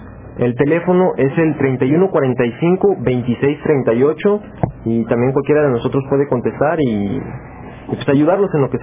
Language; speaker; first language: Spanish; native; Spanish